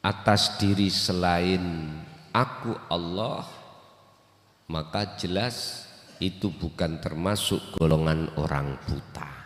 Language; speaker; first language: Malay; non-native, local second language; Javanese